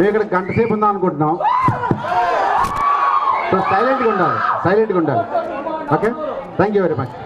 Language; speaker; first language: Telugu; native; Telugu